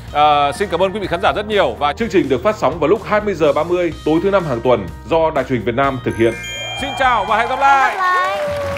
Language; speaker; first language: Vietnamese; native; Vietnamese